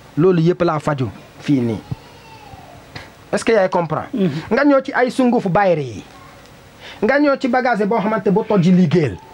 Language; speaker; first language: Wolof; non-native, learner; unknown